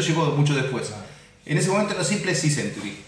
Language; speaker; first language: Spanish; native; Spanish